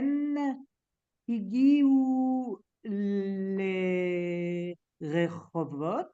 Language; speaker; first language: Hebrew; non-native, learner; French